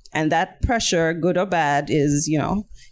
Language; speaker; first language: English; non-native, local second language; Yoruba